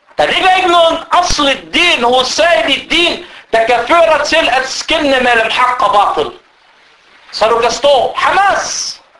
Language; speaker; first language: Danish; non-native, fluent; Arabic